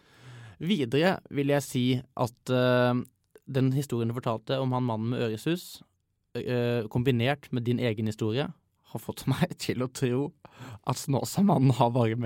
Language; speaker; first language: Norwegian; native; Norwegian